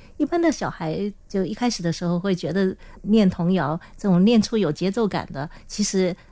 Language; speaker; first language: Chinese; non-native, local second language; Hakka Chinese